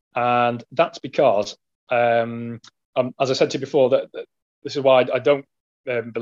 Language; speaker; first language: English; native; English